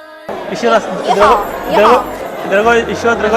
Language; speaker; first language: Russian; non-native, learner; Arabic